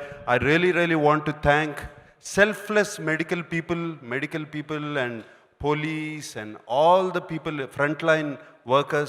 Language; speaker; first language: Telugu; native; Telugu